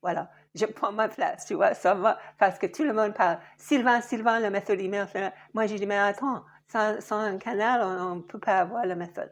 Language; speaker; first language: French; non-native, fluent; English